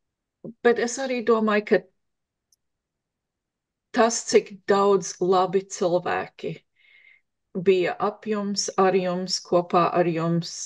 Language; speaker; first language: Latvian; early bilingual, heritage; English